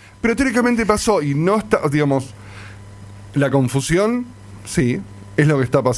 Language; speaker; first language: Spanish; native; Spanish